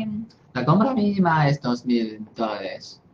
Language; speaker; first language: Spanish; non-native, fluent; Chinese